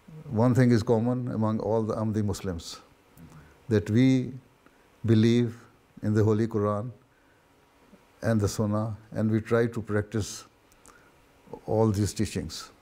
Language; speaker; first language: English; non-native, local second language; Urdu